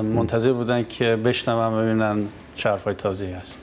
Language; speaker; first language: Persian; native; Persian